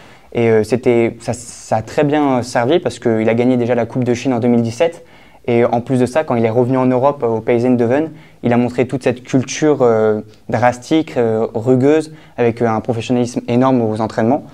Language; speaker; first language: French; native; French